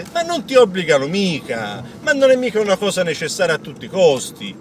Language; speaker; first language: Italian; native; Italian